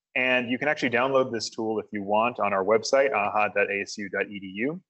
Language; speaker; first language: English; native; English